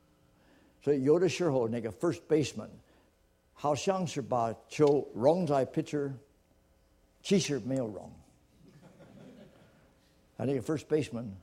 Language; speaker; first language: Chinese; non-native, fluent; English